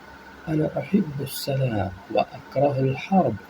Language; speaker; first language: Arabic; non-native, fluent; Urdu